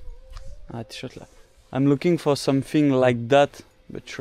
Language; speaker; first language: English; non-native, learner; French